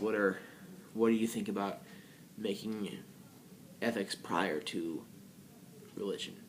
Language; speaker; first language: English; native; English